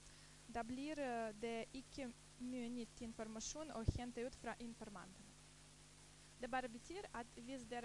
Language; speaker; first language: Norwegian; non-native, fluent; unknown